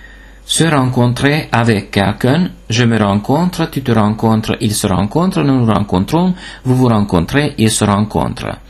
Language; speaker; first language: French; non-native, fluent; Hungarian